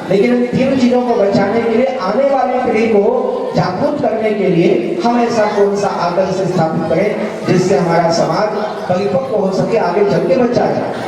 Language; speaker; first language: Hindi; non-native, local second language; Chhattisgarhi